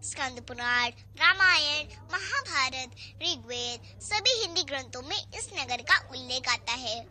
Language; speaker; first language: Hindi; native; Hindi